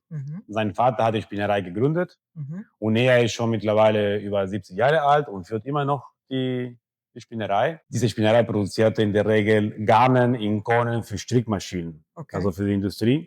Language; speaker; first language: German; non-native, fluent; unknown